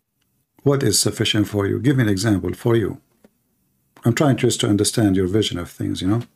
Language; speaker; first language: English; non-native, fluent; Arabic